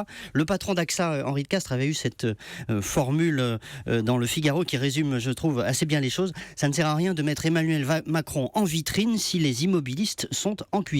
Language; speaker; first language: French; native; French